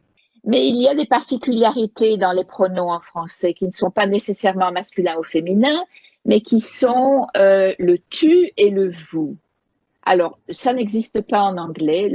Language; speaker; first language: French; native; French